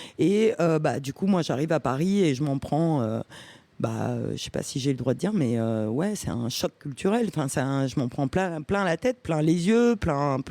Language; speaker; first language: French; early bilingual, other home language; Romanian